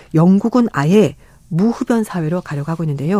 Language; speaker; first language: Korean; native; Korean